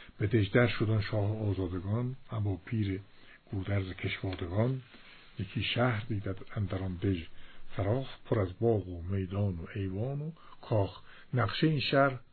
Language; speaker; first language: Persian; native; Persian